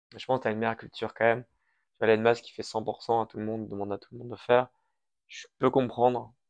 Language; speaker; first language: French; early bilingual, other home language; Persian